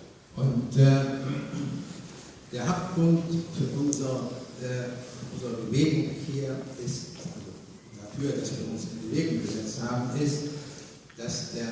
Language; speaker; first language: German; non-native, fluent; Arabic